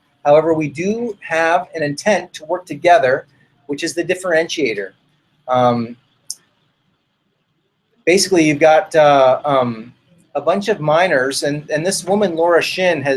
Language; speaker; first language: English; native; English